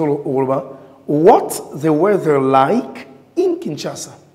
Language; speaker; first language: English; non-native, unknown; Lingala